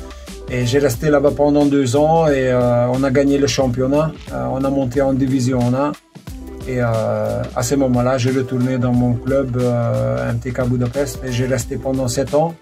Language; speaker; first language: French; non-native, local second language; Hungarian